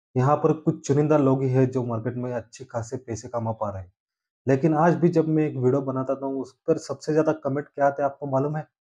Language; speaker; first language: Hindi; non-native, local second language; Marathi